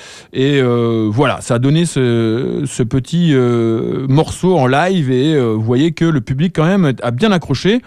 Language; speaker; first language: French; native; French